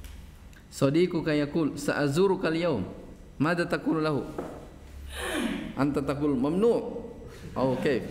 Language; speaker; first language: Arabic; non-native, fluent; Indonesian